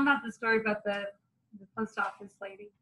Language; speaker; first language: English; native; English